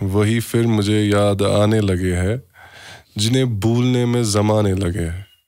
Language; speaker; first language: Hindi; non-native, local second language; Kashmiri